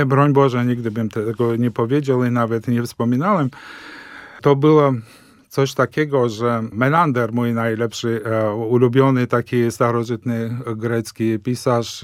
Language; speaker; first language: Polish; non-native, fluent; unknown